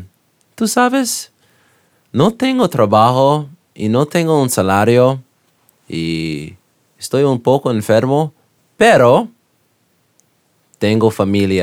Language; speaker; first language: Spanish; non-native, learner; English